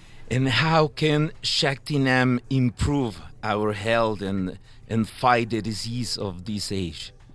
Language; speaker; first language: English; non-native, fluent; Spanish